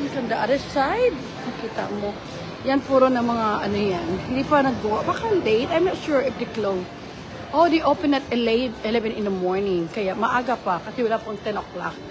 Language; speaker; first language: Filipino; native; Filipino